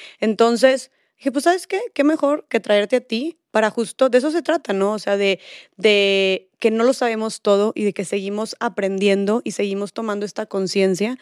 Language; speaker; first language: Spanish; native; Spanish